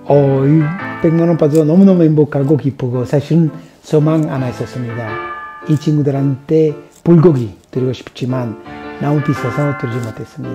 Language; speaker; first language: Korean; non-native, fluent; Italian